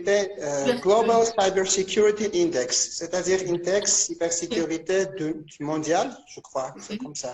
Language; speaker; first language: French; non-native, fluent; Armenian